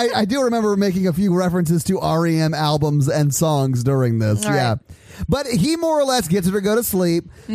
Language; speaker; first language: English; native; English